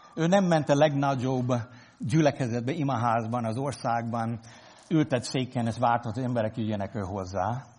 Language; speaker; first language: Hungarian; non-native, fluent; English